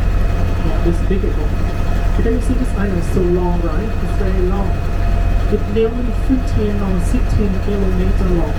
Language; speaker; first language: English; non-native, learner; Vietnamese